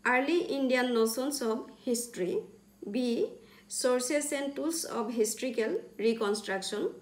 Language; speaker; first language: English; non-native, local second language; Assamese